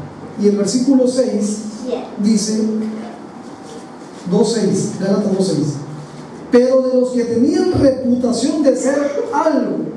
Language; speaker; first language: Spanish; native; Spanish